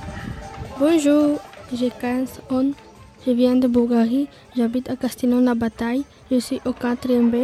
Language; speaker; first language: French; early bilingual, other home language; Bulgarian